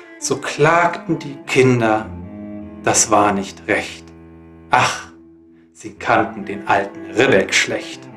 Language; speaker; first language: German; native; German